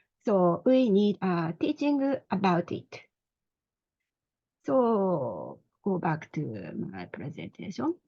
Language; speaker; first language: English; non-native, learner; Japanese